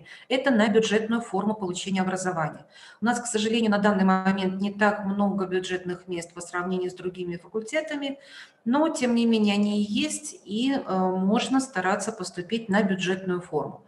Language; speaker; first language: Russian; native; Russian